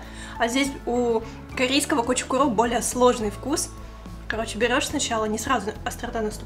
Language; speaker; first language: Russian; native; Russian